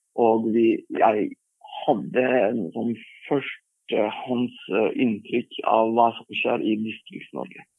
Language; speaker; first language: Norwegian; non-native, fluent; Turkish